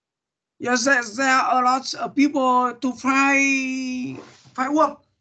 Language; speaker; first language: English; non-native, learner; Vietnamese